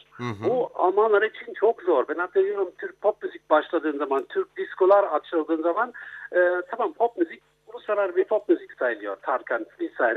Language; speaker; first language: Turkish; non-native, fluent; German